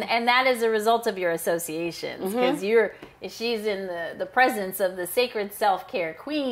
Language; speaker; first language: English; native; English